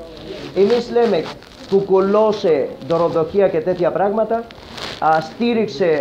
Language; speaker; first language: Greek; non-native, learner; Urdu